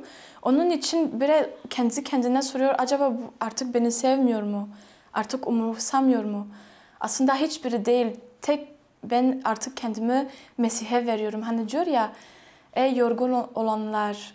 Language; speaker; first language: Turkish; non-native, fluent; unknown